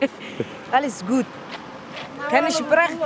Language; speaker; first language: English; non-native, learner; Somali